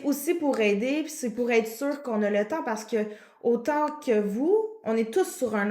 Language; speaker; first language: French; native; French